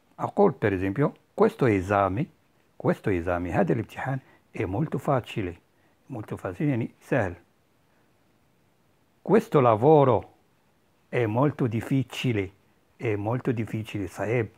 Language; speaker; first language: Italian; non-native, fluent; Arabic